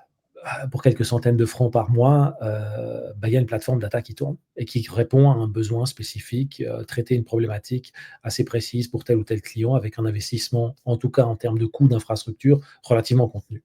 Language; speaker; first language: French; native; French